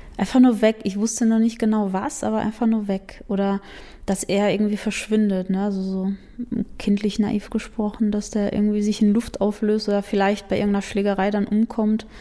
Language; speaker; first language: German; early bilingual, other home language; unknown